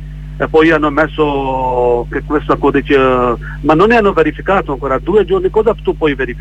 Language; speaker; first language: Italian; non-native, learner; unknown